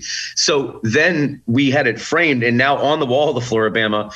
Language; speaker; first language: English; native; English